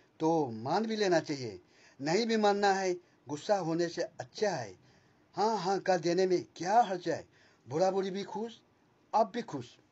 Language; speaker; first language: Hindi; non-native, local second language; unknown